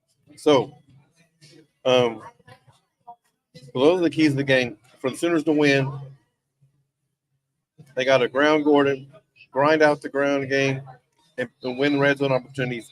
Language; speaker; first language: English; native; English